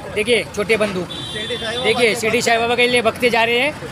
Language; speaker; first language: Hindi; non-native, local second language; Marathi